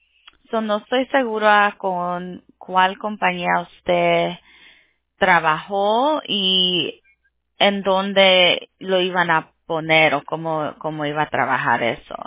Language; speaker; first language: Spanish; early bilingual, heritage; Spanish